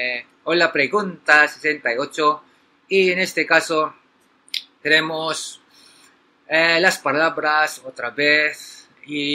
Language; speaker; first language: Spanish; non-native, learner; Filipino